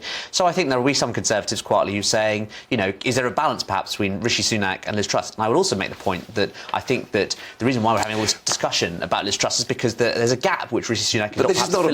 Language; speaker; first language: English; native; English